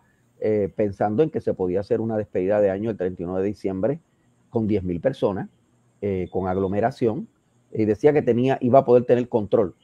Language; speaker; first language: Spanish; native; Spanish